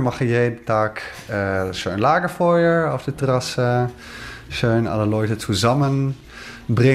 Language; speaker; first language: German; non-native, learner; Dutch